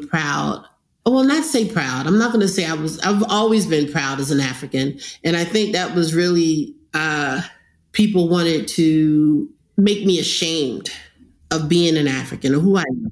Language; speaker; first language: English; early bilingual, other home language; Krio